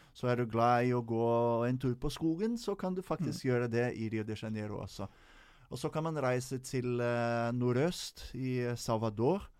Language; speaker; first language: Norwegian; non-native, fluent; Portuguese